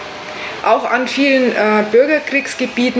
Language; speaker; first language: German; native; German